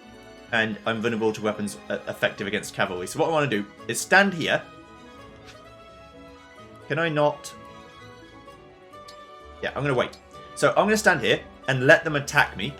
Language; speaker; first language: English; native; English